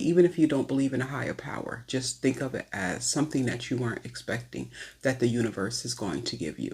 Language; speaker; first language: English; native; English